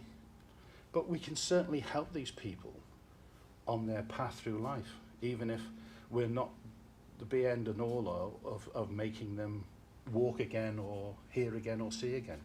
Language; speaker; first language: English; native; English